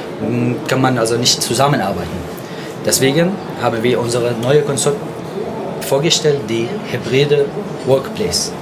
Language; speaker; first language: German; non-native, fluent; Arabic